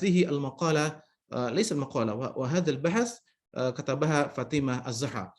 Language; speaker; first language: Arabic; non-native, fluent; Indonesian